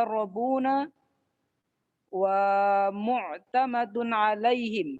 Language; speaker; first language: Arabic; non-native, learner; Indonesian